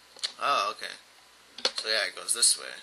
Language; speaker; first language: English; native; English